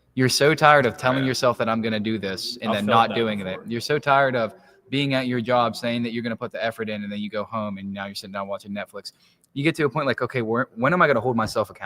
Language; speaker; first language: English; native; English